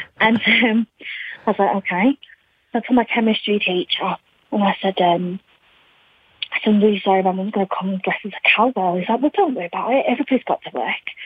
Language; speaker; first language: English; native; English